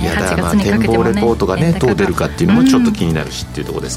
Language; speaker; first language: Japanese; native; Japanese